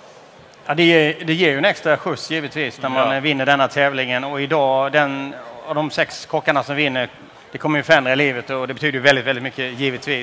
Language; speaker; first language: Swedish; native; Swedish